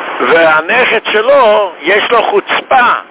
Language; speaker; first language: Hebrew; non-native, fluent; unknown